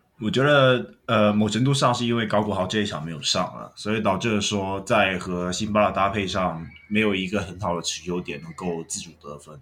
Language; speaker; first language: Chinese; non-native, local second language; Cantonese